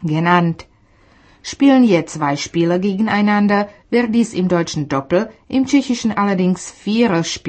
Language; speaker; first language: German; non-native, fluent; Czech